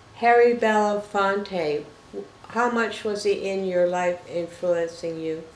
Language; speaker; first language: English; native; English